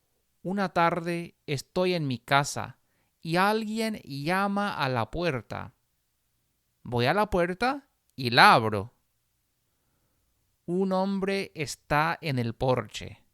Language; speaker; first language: Spanish; non-native, fluent; English